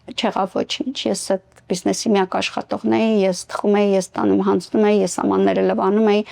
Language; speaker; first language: Armenian; native; Armenian